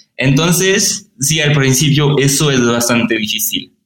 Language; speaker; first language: Spanish; non-native, fluent; French